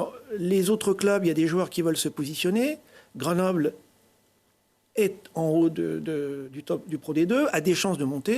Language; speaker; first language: French; native; French